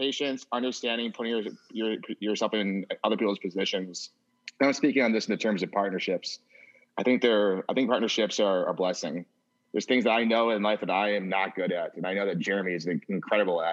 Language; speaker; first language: English; native; English